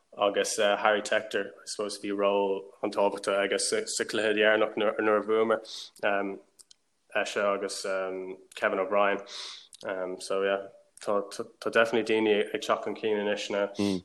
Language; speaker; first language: Irish; non-native, local second language; English